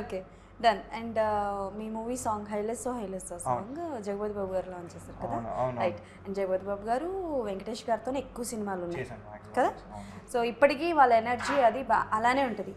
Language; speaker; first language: Telugu; native; Telugu